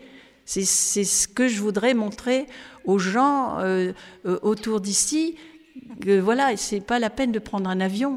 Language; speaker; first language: French; native; French